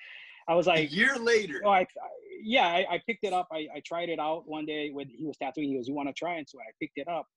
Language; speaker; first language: English; native; English